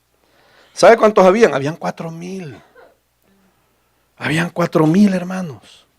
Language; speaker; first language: Spanish; native; Spanish